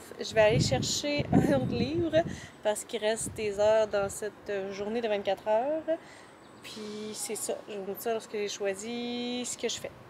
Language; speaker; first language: French; native; French